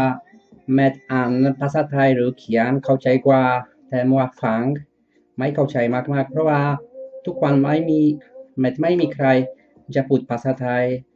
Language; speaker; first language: Thai; non-native, learner; Dutch